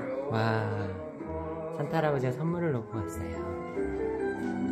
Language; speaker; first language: Korean; native; Korean